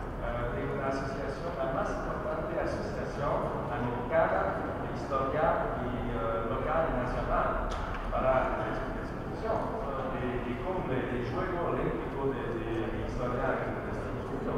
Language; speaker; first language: Spanish; non-native, learner; French